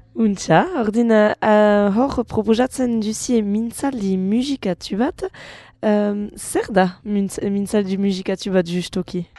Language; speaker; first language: Basque; native; Basque